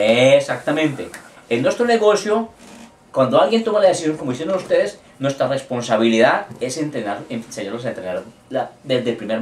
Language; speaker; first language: Spanish; native; Spanish